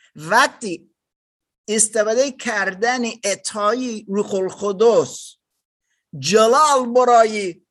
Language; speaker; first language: Persian; non-native, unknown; English